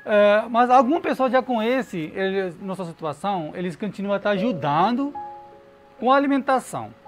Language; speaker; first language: Portuguese; non-native, learner; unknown